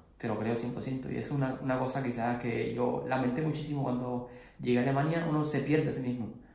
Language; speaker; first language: Spanish; native; Spanish